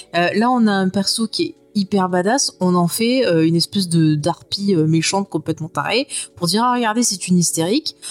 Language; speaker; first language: French; native; French